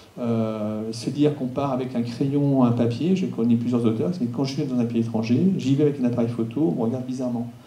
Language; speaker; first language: French; native; French